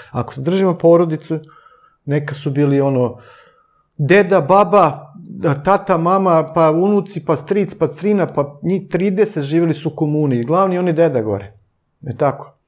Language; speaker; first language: Serbian; native; Serbian